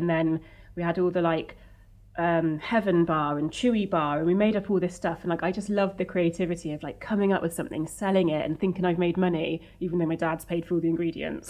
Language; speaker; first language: English; native; English